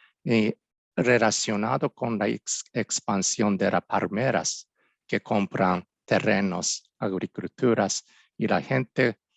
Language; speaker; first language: Spanish; non-native, fluent; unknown